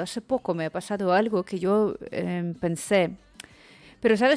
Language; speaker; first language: Spanish; non-native, fluent; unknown